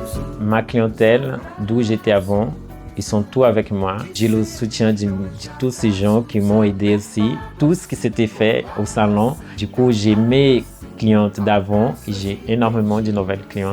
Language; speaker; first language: French; non-native, fluent; Portuguese